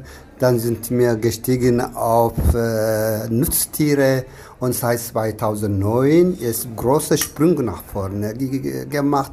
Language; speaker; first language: German; non-native, fluent; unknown